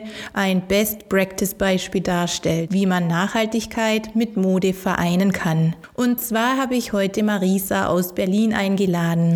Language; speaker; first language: German; native; German